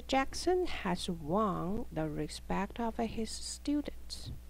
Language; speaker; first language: English; non-native, fluent; Chinese